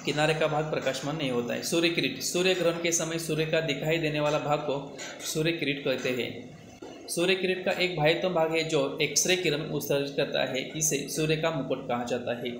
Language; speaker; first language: Hindi; non-native, local second language; Marathi